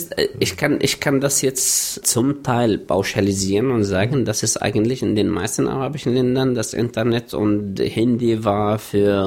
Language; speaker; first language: German; non-native, fluent; Arabic